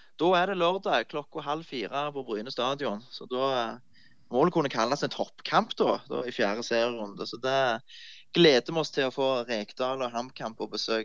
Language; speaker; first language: Norwegian; native; Norwegian